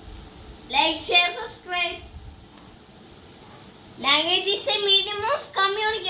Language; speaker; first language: English; non-native, learner; Malayalam